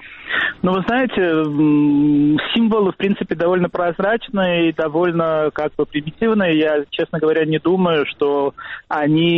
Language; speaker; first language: Russian; non-native, fluent; Georgian